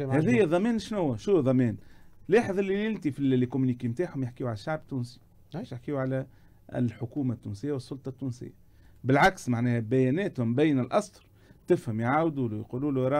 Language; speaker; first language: Arabic; native; Arabic